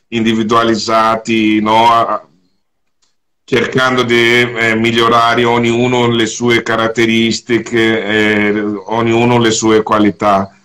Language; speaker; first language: Italian; non-native, fluent; Portuguese